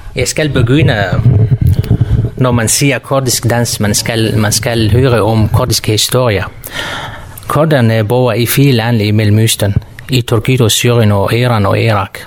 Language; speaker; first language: Danish; non-native, learner; Kurdish